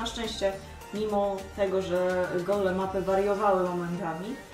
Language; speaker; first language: Polish; native; Polish